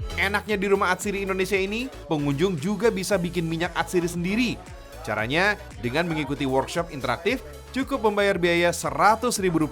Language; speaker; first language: Indonesian; native; Indonesian